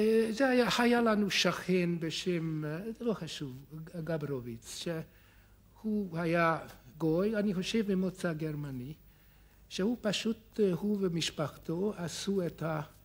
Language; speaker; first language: Hebrew; non-native, fluent; Hungarian